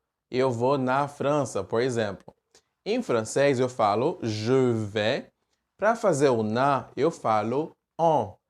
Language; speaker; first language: Portuguese; non-native, fluent; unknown